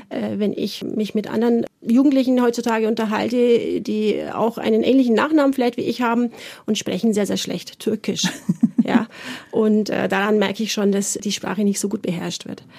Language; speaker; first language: German; early bilingual, other home language; Turkish